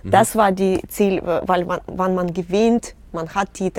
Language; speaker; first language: German; non-native, learner; Russian